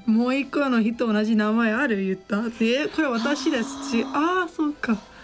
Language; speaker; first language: Japanese; non-native, learner; English